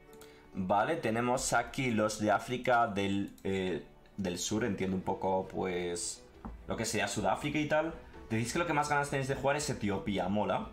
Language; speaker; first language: Spanish; native; Spanish